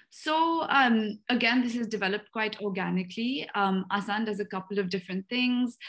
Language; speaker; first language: English; native; English